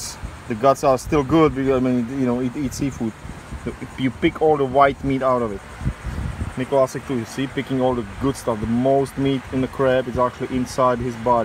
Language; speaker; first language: English; non-native, fluent; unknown